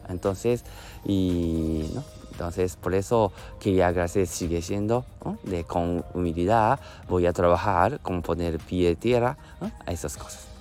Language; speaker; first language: Spanish; non-native, learner; Japanese